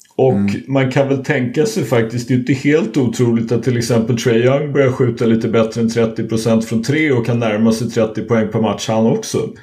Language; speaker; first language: Swedish; native; Swedish